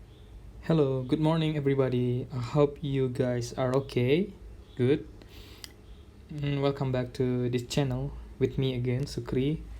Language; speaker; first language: English; non-native, fluent; Indonesian